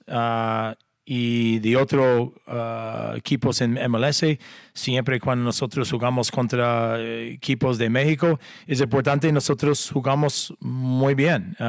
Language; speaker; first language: Spanish; non-native, learner; English